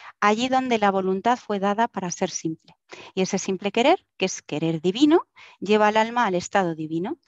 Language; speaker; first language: Spanish; native; Spanish